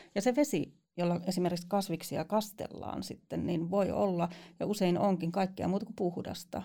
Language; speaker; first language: Finnish; native; Finnish